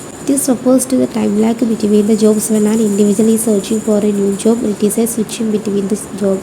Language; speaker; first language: English; non-native, local second language; Malayalam